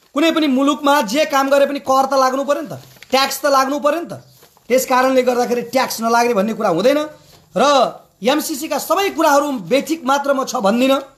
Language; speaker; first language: Nepali; native; Nepali